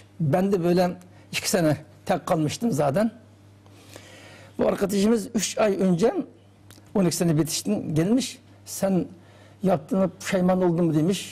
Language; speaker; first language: Turkish; non-native, learner; Uyghur